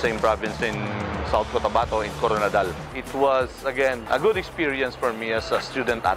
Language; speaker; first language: English; non-native, local second language; Filipino